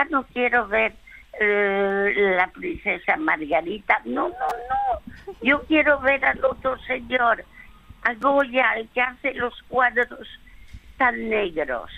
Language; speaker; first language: Spanish; early bilingual, other home language; French